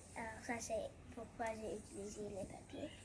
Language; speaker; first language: French; non-native, learner; English